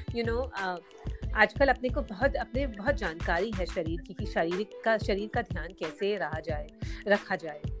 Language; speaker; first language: Hindi; non-native, local second language; Gujarati